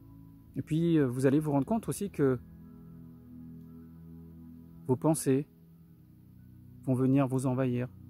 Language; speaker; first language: French; native; French